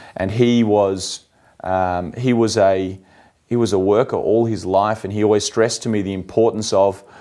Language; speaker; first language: English; native; English